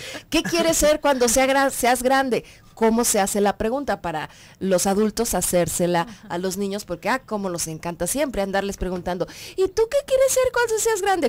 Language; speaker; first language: Spanish; native; Spanish